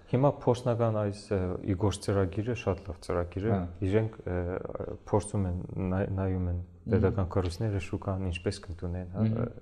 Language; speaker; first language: Armenian; early bilingual, heritage; Armenian